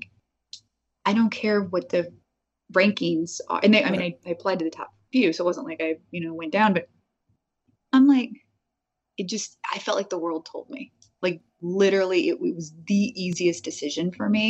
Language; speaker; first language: English; native; English